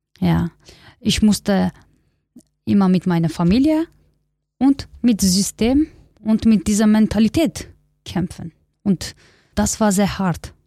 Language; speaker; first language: German; non-native, learner; Kurdish